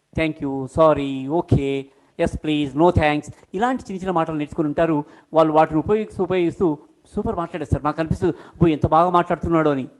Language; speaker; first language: Telugu; non-native, local second language; Urdu